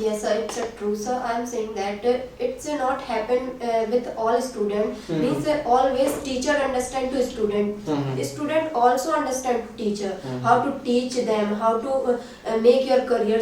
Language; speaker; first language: English; non-native, learner; Hindi